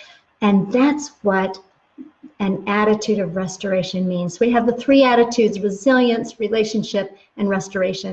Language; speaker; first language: English; native; English